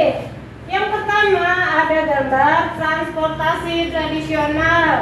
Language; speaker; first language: Indonesian; native; Indonesian